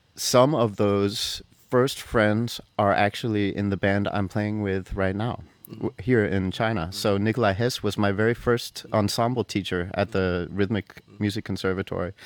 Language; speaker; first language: English; native; English